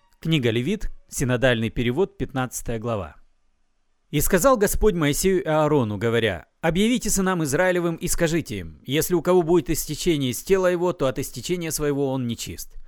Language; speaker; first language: Russian; native; Russian